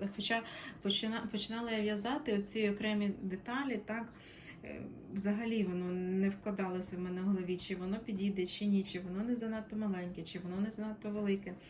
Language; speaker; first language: Ukrainian; non-native, local second language; Russian